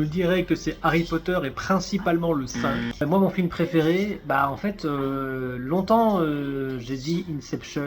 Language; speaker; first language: French; native; French